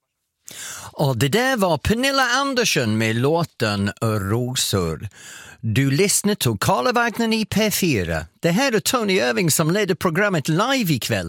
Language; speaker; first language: Swedish; non-native, fluent; English